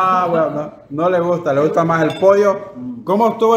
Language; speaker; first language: Spanish; native; Spanish